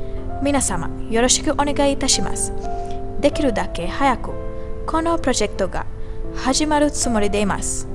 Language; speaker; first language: Japanese; non-native, learner; Sinhala